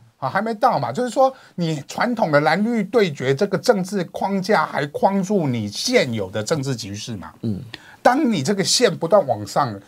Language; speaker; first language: Chinese; native; Chinese